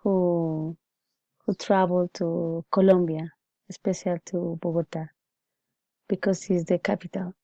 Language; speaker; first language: English; non-native, learner; Spanish